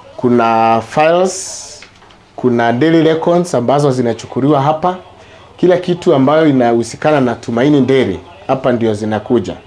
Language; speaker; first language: Swahili; non-native, local second language; Meru